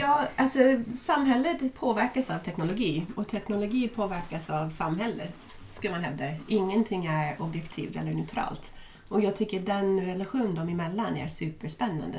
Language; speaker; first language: Swedish; non-native, fluent; English